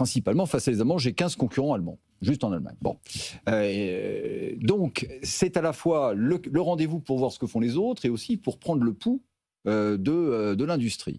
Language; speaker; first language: French; native; French